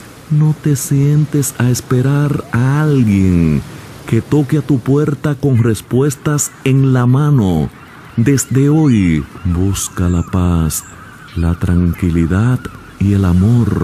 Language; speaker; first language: Spanish; native; Spanish